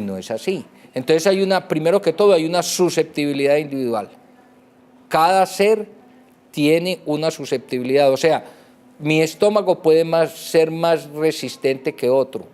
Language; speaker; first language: Spanish; native; Spanish